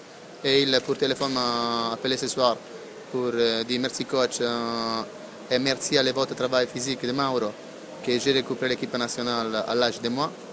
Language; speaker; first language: French; non-native, learner; Italian